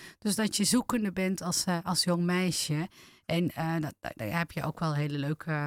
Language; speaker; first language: Dutch; early bilingual, other home language; Turkish